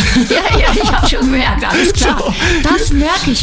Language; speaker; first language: German; native; German